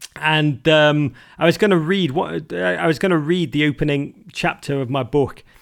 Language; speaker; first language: English; native; English